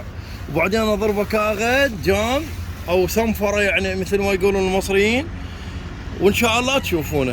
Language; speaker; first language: Arabic; native; Arabic